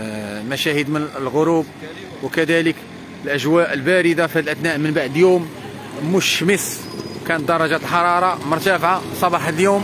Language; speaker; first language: Arabic; native; Arabic